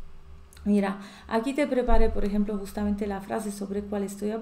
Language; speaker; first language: Spanish; non-native, fluent; Polish